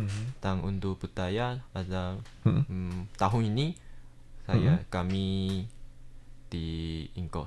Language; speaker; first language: Indonesian; early bilingual, heritage; Indonesian